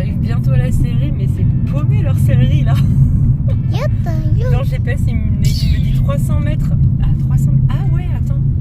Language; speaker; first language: French; native; French